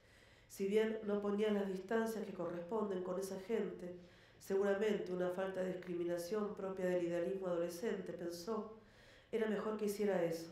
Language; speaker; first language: Spanish; native; Spanish